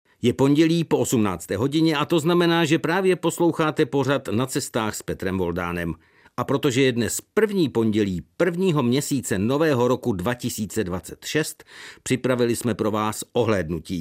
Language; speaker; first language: Czech; native; Czech